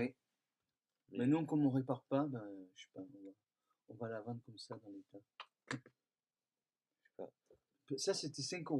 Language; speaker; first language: French; native; French